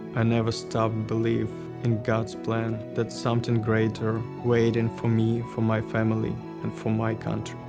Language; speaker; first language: English; non-native, learner; Ukrainian